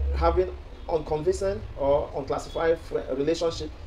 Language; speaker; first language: English; non-native, local second language; French